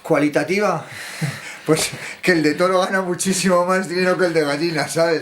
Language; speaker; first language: Spanish; native; Spanish